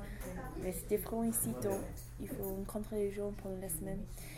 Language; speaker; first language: French; non-native, learner; English